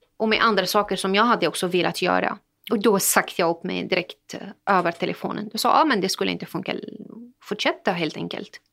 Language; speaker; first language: Swedish; non-native, fluent; Arabic